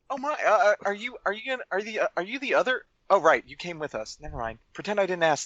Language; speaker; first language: English; native; English